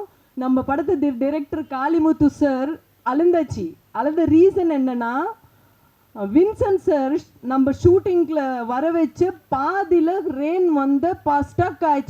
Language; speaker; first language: Tamil; non-native, fluent; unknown